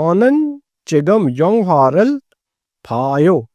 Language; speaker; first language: Korean; non-native, fluent; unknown